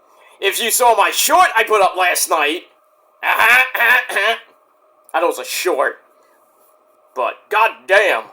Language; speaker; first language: English; native; English